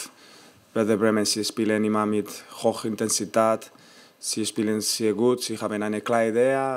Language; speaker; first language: German; non-native, learner; Spanish